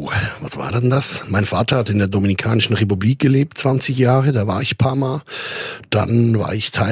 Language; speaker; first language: German; native; German